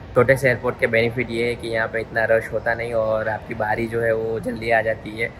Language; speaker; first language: Hindi; non-native, local second language; Gujarati